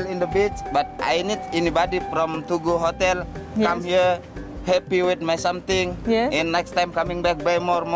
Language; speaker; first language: English; non-native, learner; Indonesian